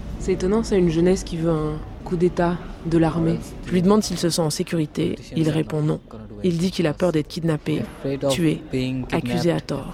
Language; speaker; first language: French; native; French